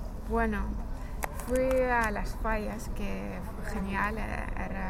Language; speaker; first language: Spanish; non-native, fluent; English